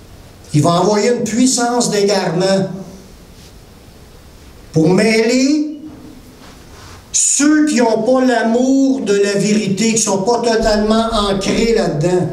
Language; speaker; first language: French; native; French